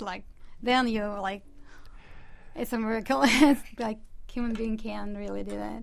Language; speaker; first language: English; non-native, fluent; Russian